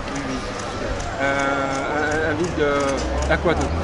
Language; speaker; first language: French; non-native, learner; Japanese